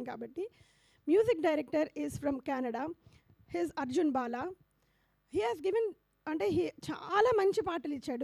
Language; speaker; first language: Telugu; native; Telugu